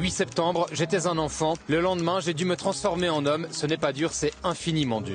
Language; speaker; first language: French; native; French